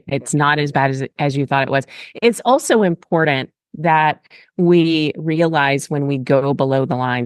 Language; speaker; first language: English; native; English